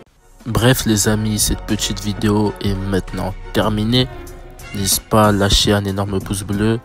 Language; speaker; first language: French; native; French